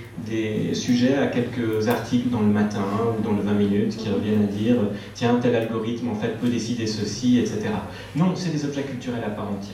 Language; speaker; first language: French; native; French